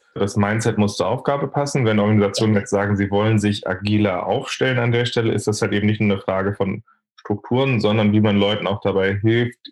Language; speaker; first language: German; native; German